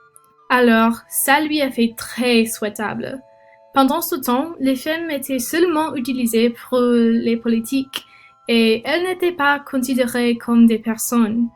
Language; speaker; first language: French; non-native, learner; English